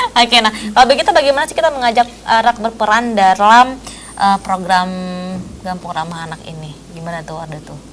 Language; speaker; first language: Indonesian; native; Indonesian